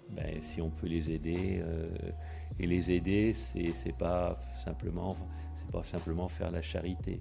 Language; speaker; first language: French; native; French